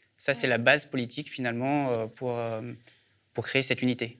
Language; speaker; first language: French; native; French